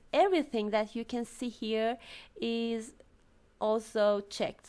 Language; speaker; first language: English; non-native, fluent; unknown